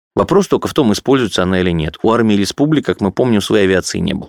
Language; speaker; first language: Russian; native; Russian